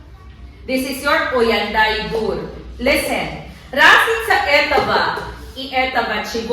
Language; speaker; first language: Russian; non-native, learner; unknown